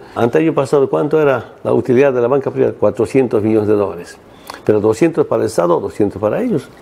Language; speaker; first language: Spanish; non-native, local second language; Aymara